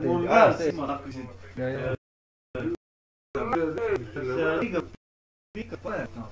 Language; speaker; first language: Estonian; non-native, learner; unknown